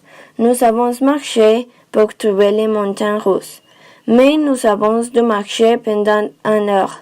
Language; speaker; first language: French; non-native, learner; Spanish